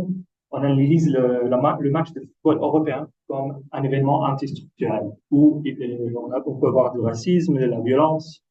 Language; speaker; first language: French; non-native, fluent; Italian